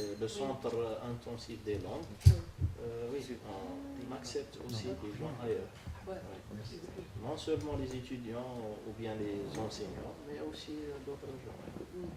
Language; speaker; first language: French; non-native, local second language; Arabic